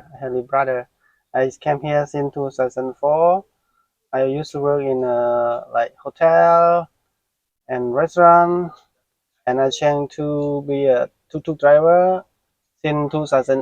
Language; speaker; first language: English; non-native, learner; Khmer